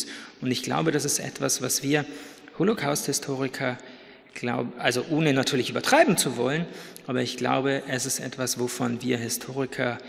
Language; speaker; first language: German; native; German